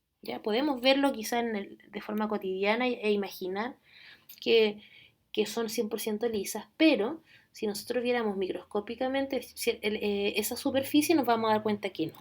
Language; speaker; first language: Spanish; native; Spanish